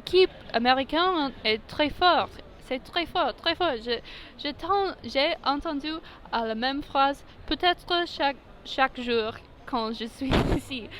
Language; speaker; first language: French; non-native, learner; English